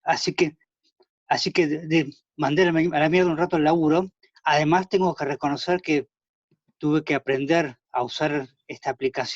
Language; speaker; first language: Spanish; native; Spanish